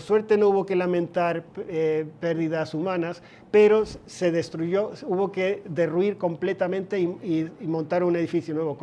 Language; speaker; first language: Spanish; non-native, fluent; Swedish